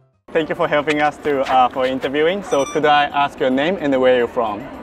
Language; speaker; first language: English; non-native, fluent; Japanese